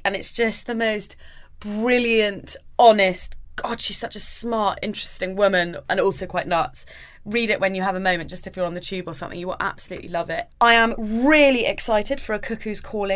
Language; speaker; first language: English; native; English